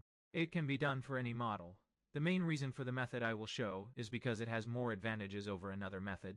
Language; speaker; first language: English; non-native, fluent; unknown